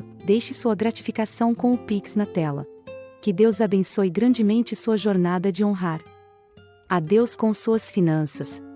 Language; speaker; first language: Portuguese; native; Portuguese